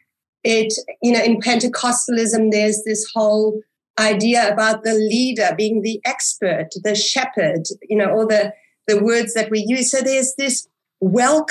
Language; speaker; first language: English; early bilingual, other home language; German